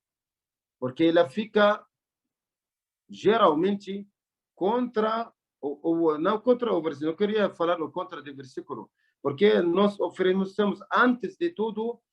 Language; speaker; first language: Portuguese; non-native, learner; Arabic